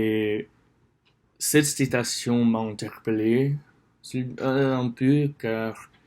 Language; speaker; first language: French; non-native, learner; English